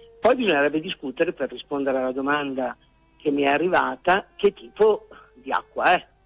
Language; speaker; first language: Italian; native; Italian